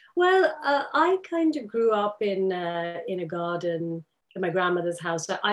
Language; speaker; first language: English; non-native, local second language; Urdu